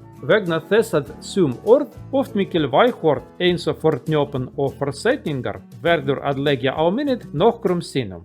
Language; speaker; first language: Icelandic; non-native, learner; Russian